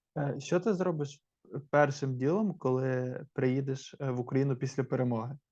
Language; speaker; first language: Ukrainian; native; Ukrainian